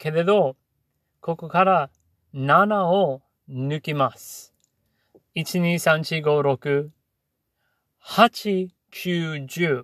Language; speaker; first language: Japanese; non-native, learner; English